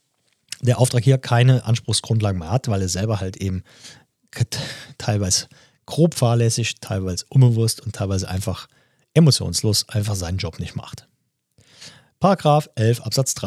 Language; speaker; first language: German; native; German